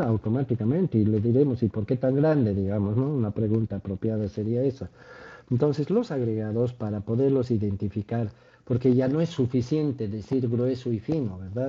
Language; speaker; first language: Spanish; native; Spanish